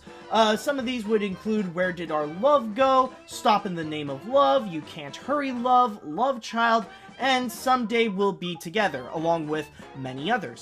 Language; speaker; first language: English; native; English